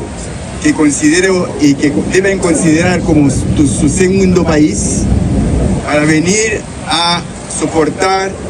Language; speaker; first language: Spanish; non-native, fluent; French